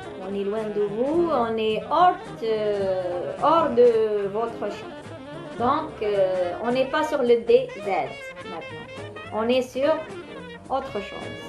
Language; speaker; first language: French; non-native, local second language; Arabic